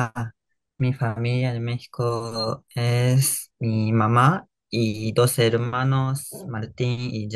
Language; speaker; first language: Spanish; non-native, learner; Japanese